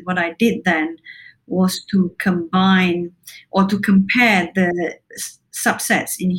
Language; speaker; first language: English; non-native, local second language; Malay